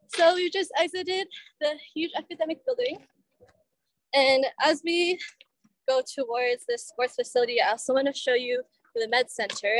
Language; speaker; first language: English; native; English